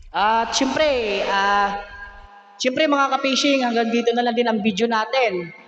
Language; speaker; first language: Filipino; non-native, local second language; Cebuano